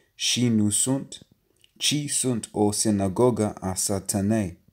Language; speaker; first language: Romanian; non-native, learner; English